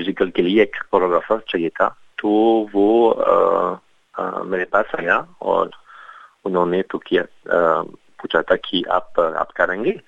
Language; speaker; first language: Hindi; non-native, fluent; French